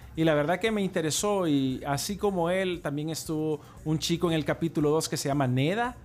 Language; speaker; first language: Spanish; native; Spanish